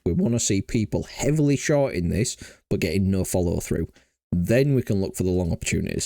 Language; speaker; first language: English; native; English